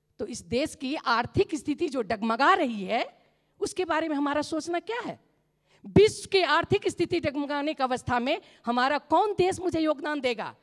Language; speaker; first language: Hindi; non-native, local second language; Maithili